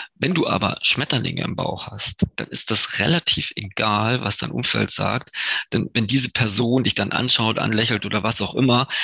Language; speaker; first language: German; native; German